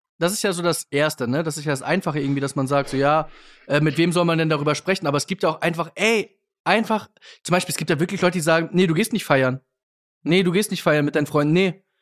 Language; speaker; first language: German; native; German